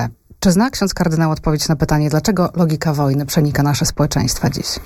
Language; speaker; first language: Polish; native; Polish